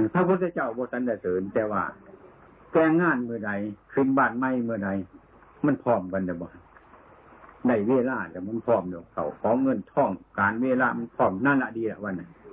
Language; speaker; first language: Thai; native; Thai